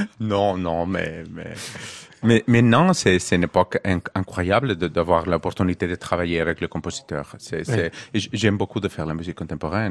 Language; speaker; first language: French; non-native, learner; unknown